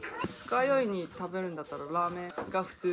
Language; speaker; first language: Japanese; non-native, learner; Korean